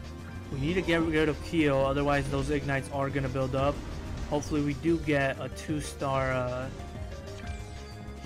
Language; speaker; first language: English; native; English